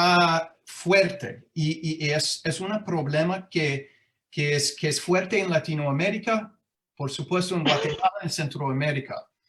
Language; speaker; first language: Spanish; non-native, fluent; English